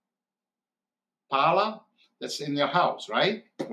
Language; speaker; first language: English; non-native, fluent; Italian